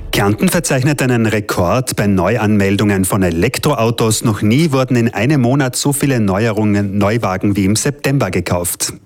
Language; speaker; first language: German; native; German